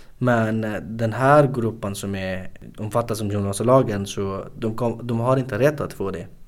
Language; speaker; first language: Swedish; non-native, fluent; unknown